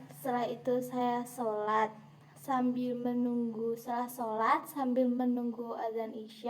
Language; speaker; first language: Indonesian; non-native, local second language; Javanese